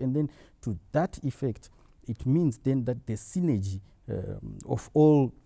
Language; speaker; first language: English; non-native, local second language; Shona